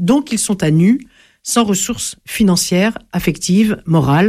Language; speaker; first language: French; native; French